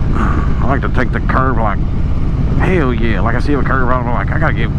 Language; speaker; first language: English; native; English